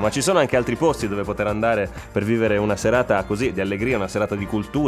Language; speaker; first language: Italian; native; Italian